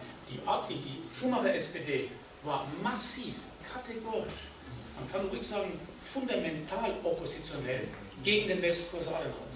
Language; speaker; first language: German; native; German